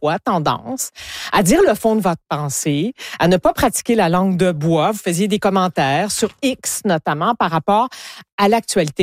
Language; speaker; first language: French; native; French